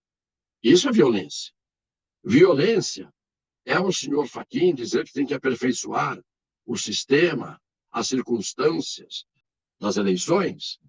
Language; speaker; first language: Portuguese; native; Portuguese